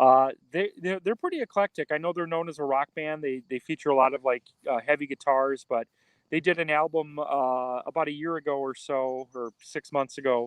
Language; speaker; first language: English; native; English